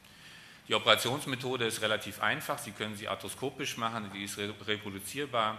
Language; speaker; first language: German; native; German